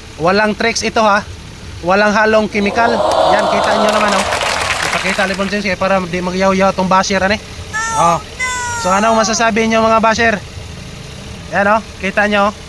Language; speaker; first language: Filipino; non-native, local second language; Cebuano